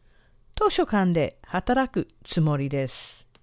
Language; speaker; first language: Japanese; non-native, fluent; English